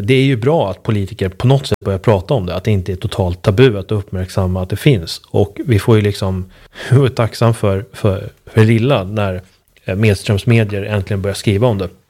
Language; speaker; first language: Swedish; native; Swedish